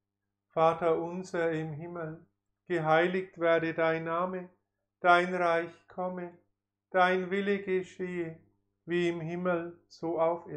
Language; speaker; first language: German; native; German